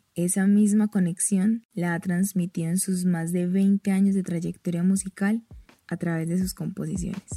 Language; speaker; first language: Spanish; native; Spanish